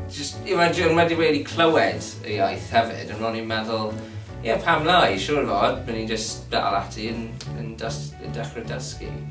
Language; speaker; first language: Welsh; non-native, learner; English